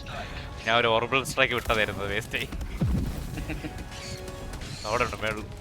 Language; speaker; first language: Malayalam; native; Malayalam